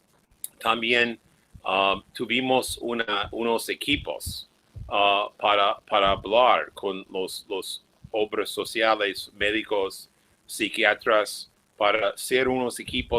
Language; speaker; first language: Spanish; non-native, fluent; English